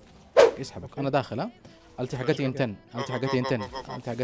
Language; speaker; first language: Arabic; native; Arabic